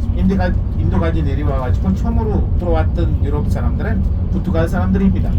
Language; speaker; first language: Korean; non-native, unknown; Sinhala